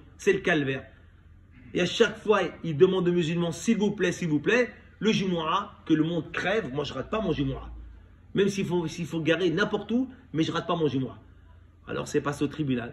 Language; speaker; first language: French; native; French